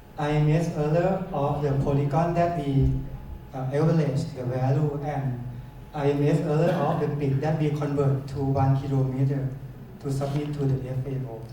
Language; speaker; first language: English; non-native, learner; Thai